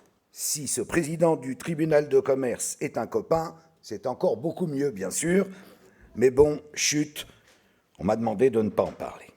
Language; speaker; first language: French; native; French